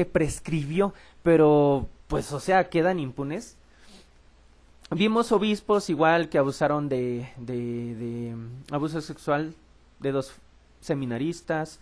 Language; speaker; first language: Spanish; native; Spanish